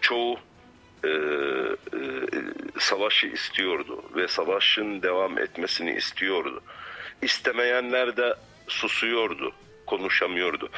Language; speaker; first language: Turkish; non-native, fluent; Arabic